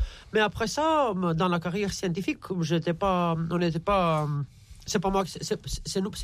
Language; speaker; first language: French; non-native, fluent; Romanian